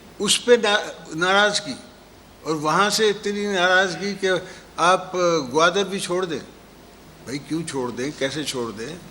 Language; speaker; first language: Urdu; non-native, local second language; Sindhi